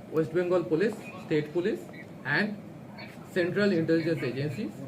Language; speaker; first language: Hindi; non-native, local second language; Bangla